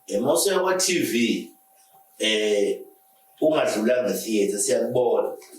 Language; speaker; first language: Zulu; native; Zulu